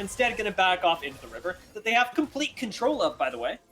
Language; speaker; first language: English; native; English